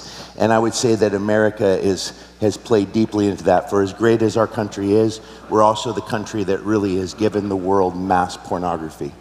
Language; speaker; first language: English; native; English